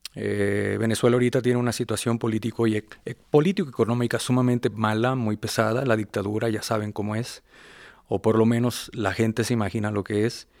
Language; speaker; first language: Spanish; native; Spanish